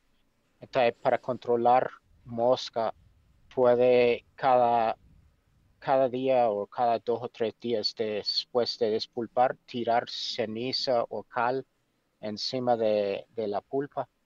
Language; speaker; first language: Spanish; non-native, fluent; English